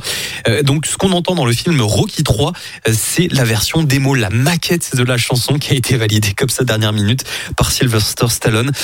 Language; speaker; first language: French; native; French